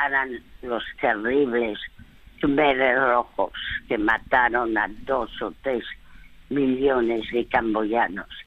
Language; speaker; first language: Spanish; early bilingual, other home language; French